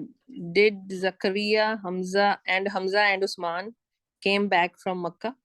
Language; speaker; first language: English; non-native, learner; Urdu